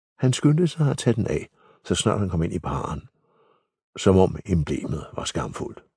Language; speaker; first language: Danish; native; Danish